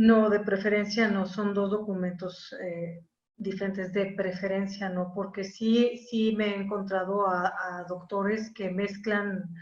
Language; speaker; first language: Spanish; native; Spanish